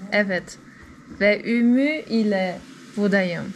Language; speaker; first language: Turkish; non-native, learner; German